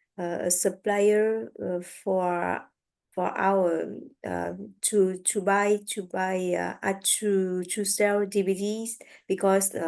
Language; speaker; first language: English; non-native, learner; French